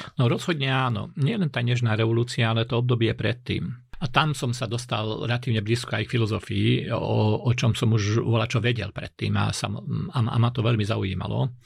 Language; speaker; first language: Slovak; non-native, local second language; Hungarian